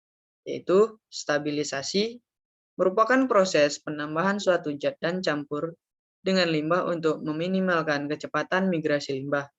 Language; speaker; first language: Indonesian; native; Indonesian